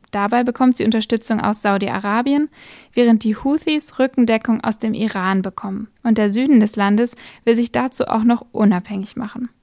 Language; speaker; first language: German; native; German